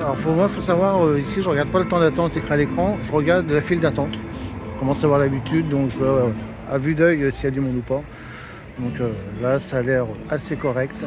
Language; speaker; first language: French; native; French